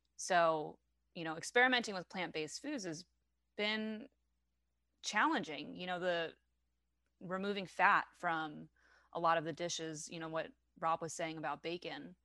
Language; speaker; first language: English; non-native, fluent; French